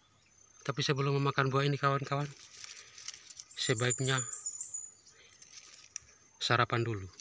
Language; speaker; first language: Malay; non-native, local second language; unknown